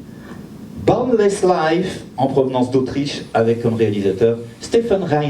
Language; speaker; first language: French; native; French